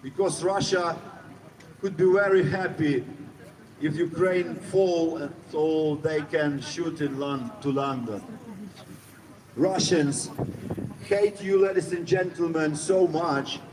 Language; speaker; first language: English; non-native, learner; Ukrainian